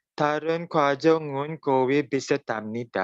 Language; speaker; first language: Korean; non-native, learner; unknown